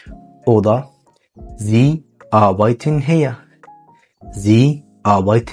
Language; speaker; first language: German; non-native, fluent; Arabic